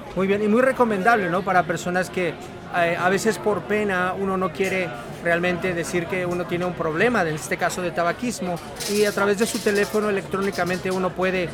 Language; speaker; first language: Spanish; native; Spanish